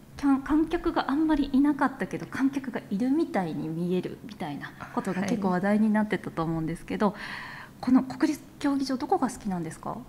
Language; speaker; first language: Japanese; native; Japanese